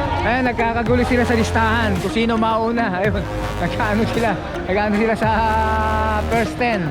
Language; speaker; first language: Filipino; native; Filipino